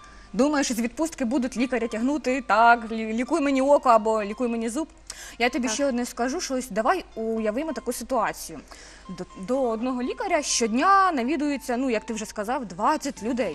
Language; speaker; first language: Ukrainian; native; Ukrainian